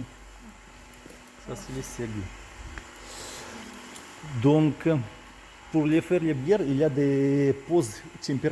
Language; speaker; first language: French; non-native, learner; Russian